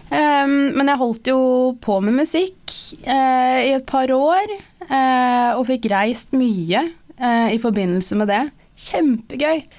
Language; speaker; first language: Norwegian; native; Norwegian